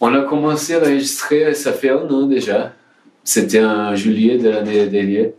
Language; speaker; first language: French; non-native, learner; Portuguese